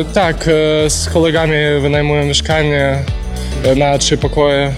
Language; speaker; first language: Polish; non-native, learner; Ukrainian